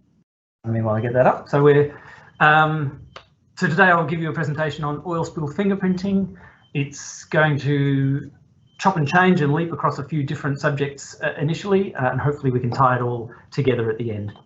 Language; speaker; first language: English; native; English